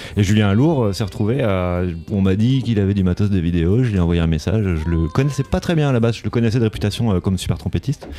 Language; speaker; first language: French; native; French